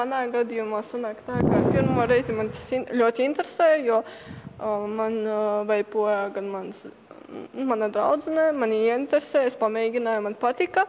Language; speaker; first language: Latvian; native; Latvian